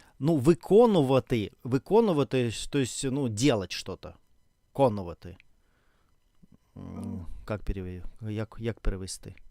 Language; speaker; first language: Ukrainian; non-native, learner; Russian